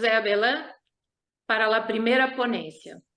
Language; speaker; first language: Spanish; non-native, learner; Portuguese